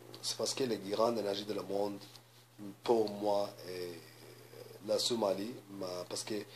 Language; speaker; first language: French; non-native, learner; English